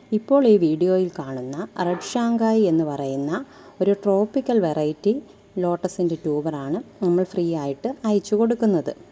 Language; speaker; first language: Malayalam; native; Malayalam